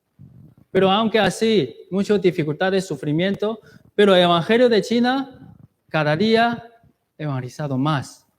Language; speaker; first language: Spanish; non-native, learner; Chinese